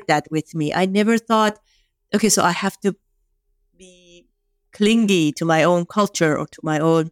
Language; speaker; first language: English; non-native, fluent; Persian